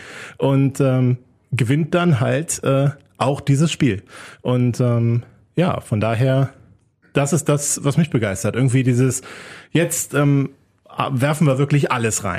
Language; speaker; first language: German; native; German